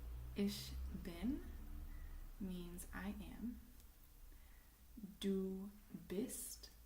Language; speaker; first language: German; non-native, fluent; English